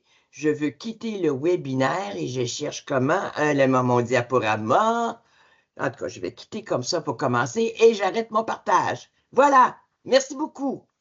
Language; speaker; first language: French; native; French